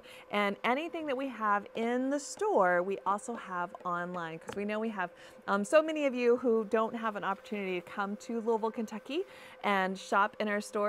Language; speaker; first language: English; native; English